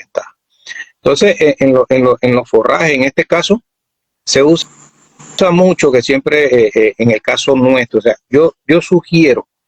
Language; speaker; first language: Spanish; native; Spanish